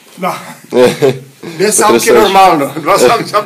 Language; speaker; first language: Russian; non-native, fluent; Czech